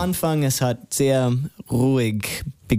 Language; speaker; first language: German; non-native, learner; English